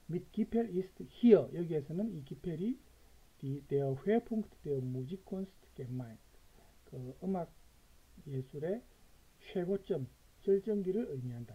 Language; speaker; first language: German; non-native, fluent; Korean